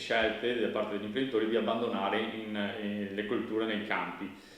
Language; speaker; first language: Italian; native; Italian